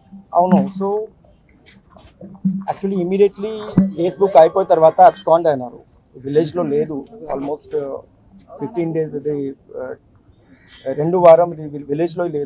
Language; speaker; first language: Telugu; non-native, fluent; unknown